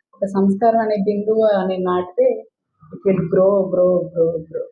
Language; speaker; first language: Telugu; native; Telugu